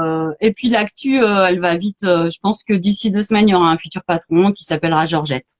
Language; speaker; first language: French; native; French